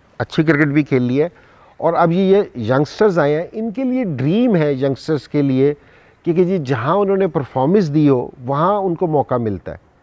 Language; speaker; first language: Urdu; non-native, local second language; Punjabi